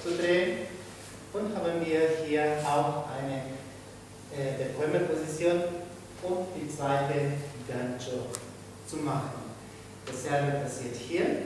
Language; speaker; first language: German; non-native, fluent; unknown